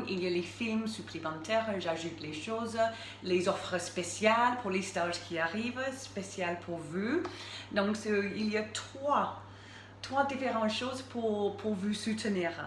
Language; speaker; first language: French; non-native, fluent; English